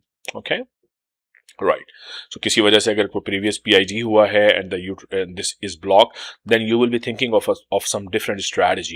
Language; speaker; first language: English; non-native, local second language; Urdu